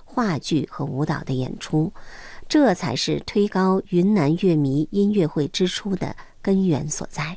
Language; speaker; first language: Chinese; native; Chinese